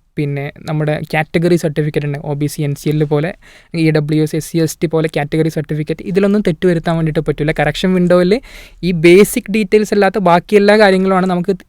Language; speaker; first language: Malayalam; native; Malayalam